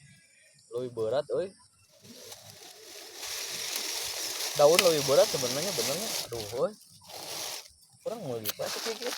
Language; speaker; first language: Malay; non-native, local second language; Sundanese